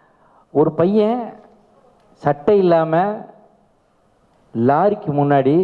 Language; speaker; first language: Tamil; native; Tamil